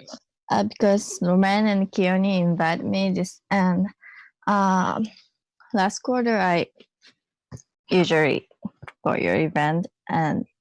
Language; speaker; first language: English; non-native, learner; Japanese